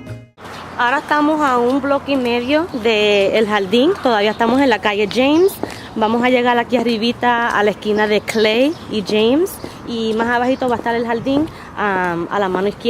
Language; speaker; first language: Spanish; early bilingual, heritage; Spanish